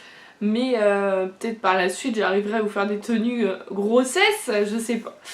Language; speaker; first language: French; native; French